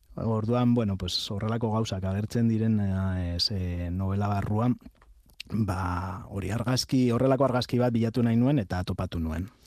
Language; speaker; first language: Basque; non-native, local second language; Spanish